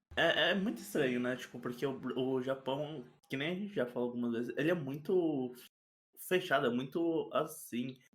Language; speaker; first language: Portuguese; native; Portuguese